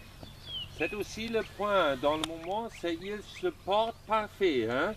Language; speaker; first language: French; non-native, learner; German